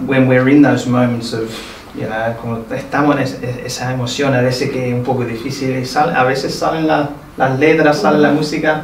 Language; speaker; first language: Spanish; early bilingual, heritage; Spanish